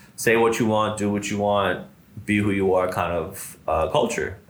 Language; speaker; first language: English; native; English